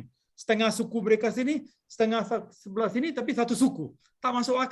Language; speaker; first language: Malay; non-native, local second language; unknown